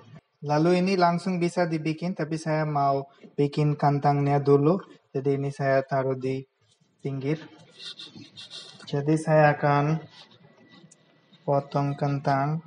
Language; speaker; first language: Indonesian; non-native, fluent; Bangla